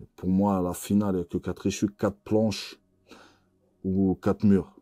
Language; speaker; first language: French; native; French